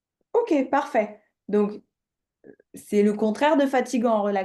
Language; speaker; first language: French; native; French